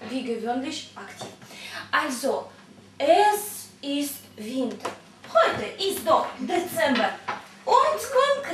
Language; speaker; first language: German; non-native, fluent; Russian